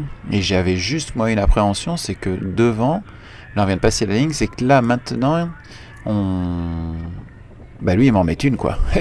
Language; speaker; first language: French; native; French